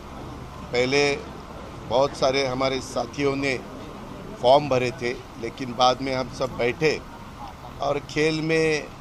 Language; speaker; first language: Hindi; non-native, local second language; Marathi